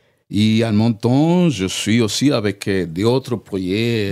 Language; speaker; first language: French; non-native, learner; Spanish